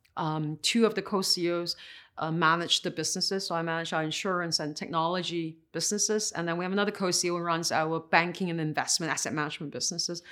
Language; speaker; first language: English; native; English